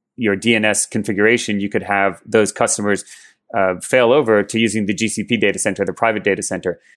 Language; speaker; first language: English; native; English